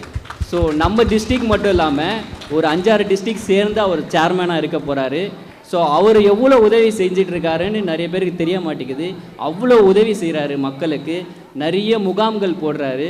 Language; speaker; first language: Tamil; native; Tamil